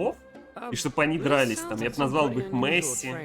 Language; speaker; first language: Russian; native; Russian